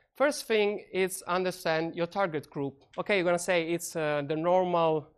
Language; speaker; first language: English; non-native, fluent; Italian